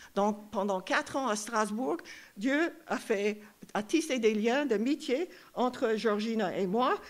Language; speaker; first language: French; non-native, fluent; English